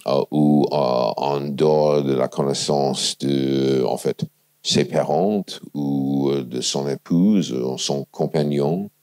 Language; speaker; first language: French; non-native, fluent; English